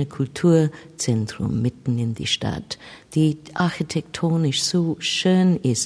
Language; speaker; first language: German; non-native, fluent; English